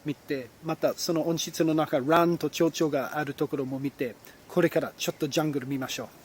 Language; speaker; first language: Japanese; non-native, fluent; English